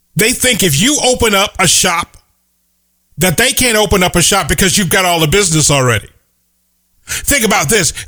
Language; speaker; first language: English; native; English